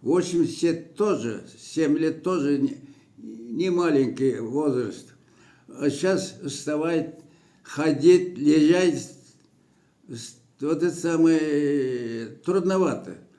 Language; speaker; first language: Russian; non-native, local second language; Kyrgyz